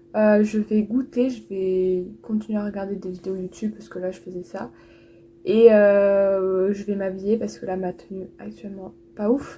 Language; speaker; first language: French; native; French